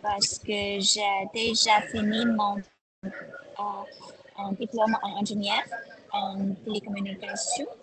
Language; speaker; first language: French; non-native, learner; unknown